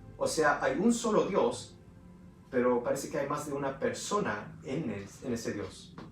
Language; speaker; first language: Spanish; early bilingual, heritage; Spanish